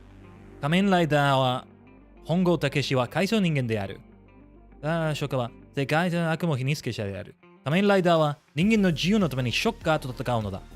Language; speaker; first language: Japanese; non-native, learner; English